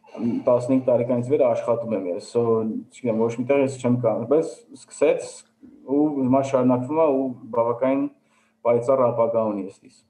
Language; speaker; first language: Armenian; early bilingual, heritage; Armenian